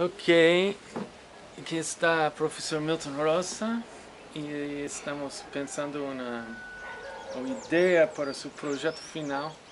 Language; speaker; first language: Portuguese; non-native, fluent; English